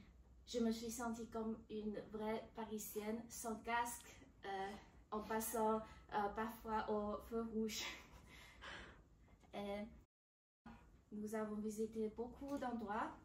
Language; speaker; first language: French; non-native, learner; Chinese